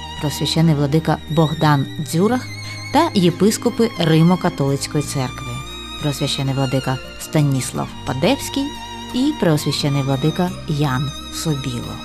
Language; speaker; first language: Ukrainian; native; Ukrainian